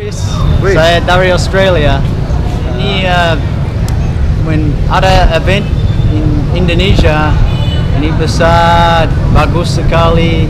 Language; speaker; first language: Indonesian; non-native, learner; English